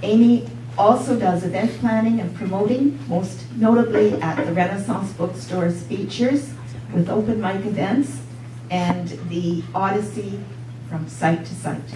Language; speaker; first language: English; native; English